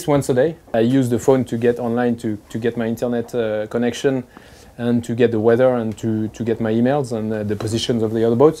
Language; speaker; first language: English; non-native, fluent; French